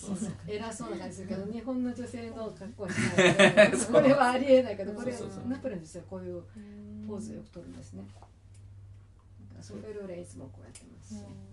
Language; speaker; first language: Japanese; native; Japanese